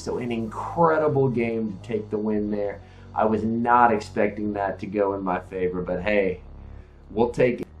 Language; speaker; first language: English; native; English